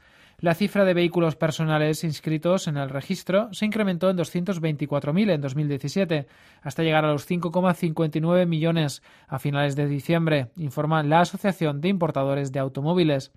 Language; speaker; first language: Spanish; native; Spanish